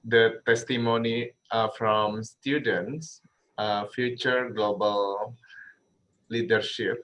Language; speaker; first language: English; non-native, learner; Indonesian